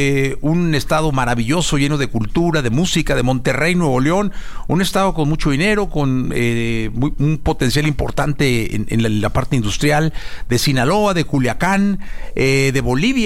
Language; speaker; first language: Spanish; native; Spanish